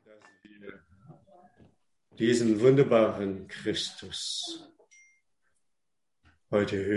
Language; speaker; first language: German; non-native, fluent; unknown